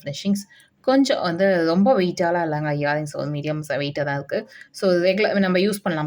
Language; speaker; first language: Tamil; native; Tamil